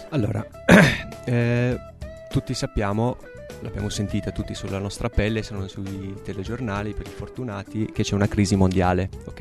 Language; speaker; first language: Italian; non-native, fluent; Arabic